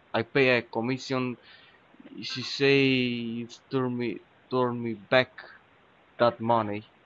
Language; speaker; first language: English; non-native, learner; Romanian